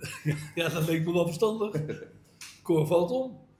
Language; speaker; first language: Dutch; native; Dutch